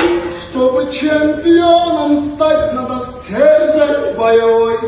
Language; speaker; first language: Russian; non-native, local second language; Kyrgyz